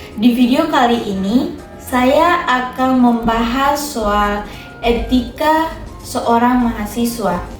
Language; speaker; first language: Indonesian; non-native, local second language; Tetum